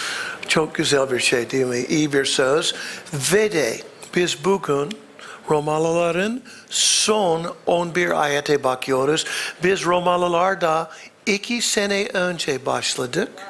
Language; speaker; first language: Turkish; non-native, fluent; English